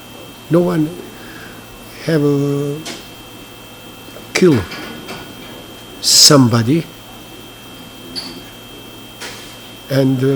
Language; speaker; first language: English; non-native, learner; Bosnian